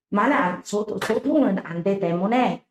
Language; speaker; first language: Korean; non-native, learner; Vietnamese